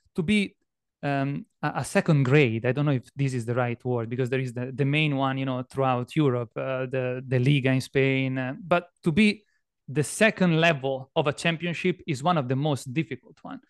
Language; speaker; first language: English; non-native, fluent; Italian